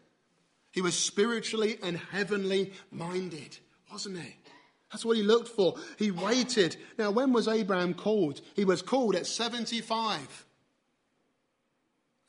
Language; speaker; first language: English; native; English